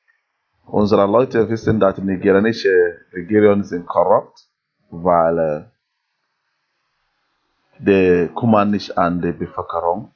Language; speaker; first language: German; non-native, fluent; Igbo